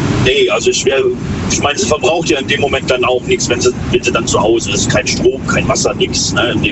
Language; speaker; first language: German; native; German